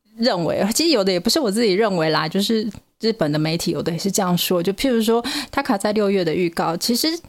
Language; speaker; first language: Chinese; native; Chinese